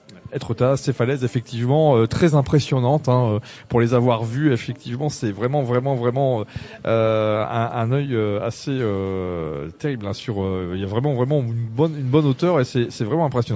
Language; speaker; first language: French; native; French